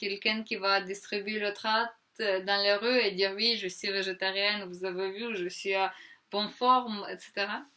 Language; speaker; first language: French; non-native, fluent; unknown